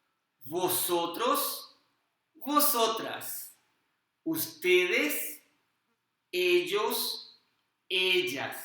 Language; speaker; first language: Spanish; non-native, fluent; Urdu